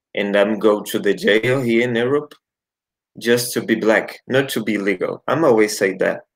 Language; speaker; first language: English; non-native, learner; Portuguese